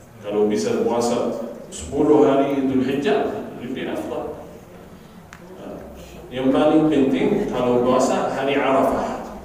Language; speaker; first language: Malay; non-native, fluent; Arabic